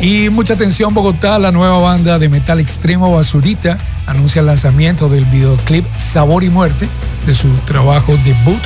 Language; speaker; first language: Spanish; native; Spanish